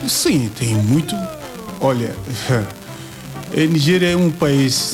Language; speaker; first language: Portuguese; non-native, learner; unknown